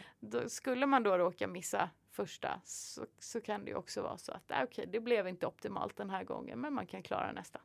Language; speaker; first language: Swedish; native; Swedish